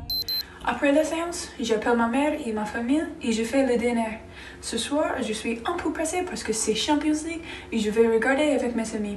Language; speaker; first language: French; non-native, learner; English